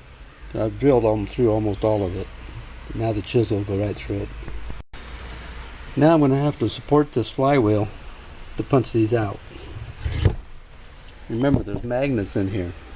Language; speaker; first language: English; native; English